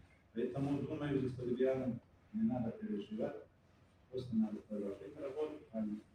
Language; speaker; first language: Russian; non-native, fluent; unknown